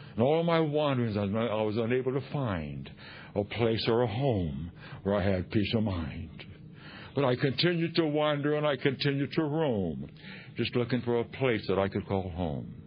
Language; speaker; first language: English; native; English